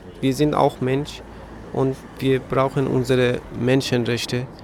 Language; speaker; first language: German; non-native, learner; Persian